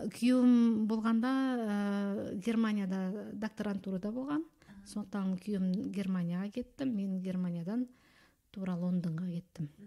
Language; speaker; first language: Kazakh; early bilingual, heritage; Kazakh